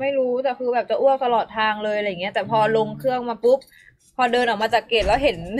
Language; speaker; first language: Thai; native; Thai